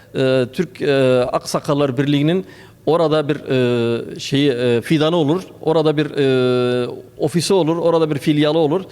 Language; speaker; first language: Turkish; early bilingual, heritage; Arabic